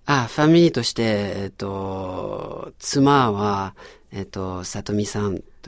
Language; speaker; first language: Japanese; non-native, fluent; French